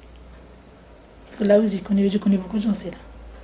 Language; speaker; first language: French; non-native, local second language; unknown